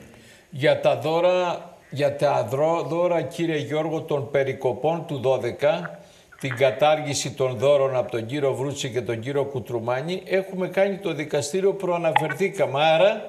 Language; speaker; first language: Greek; native; Greek